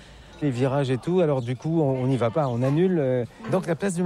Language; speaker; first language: French; native; French